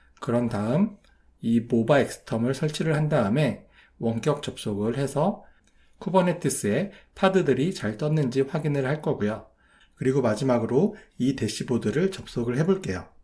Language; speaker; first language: Korean; native; Korean